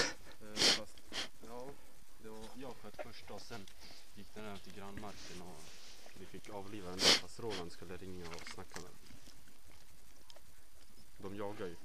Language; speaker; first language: Swedish; early bilingual, other home language; Bosnian